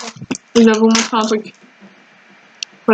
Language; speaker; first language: French; native; French